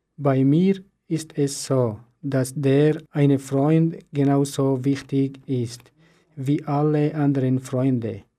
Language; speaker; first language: German; non-native, learner; Persian